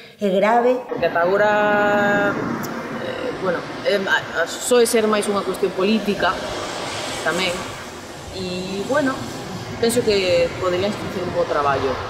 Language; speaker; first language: Galician; non-native, local second language; Spanish